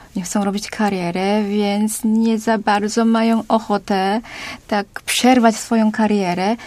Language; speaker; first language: Polish; non-native, fluent; Korean